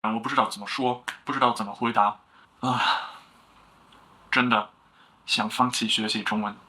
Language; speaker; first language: Chinese; non-native, learner; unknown